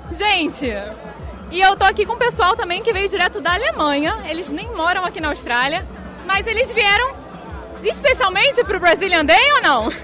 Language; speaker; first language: Portuguese; native; Portuguese